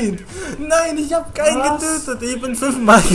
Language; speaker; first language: German; native; German